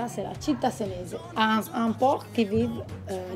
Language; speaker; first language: French; non-native, learner; Italian